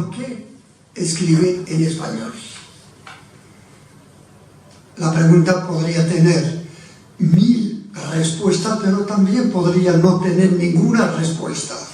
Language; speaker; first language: Spanish; non-native, fluent; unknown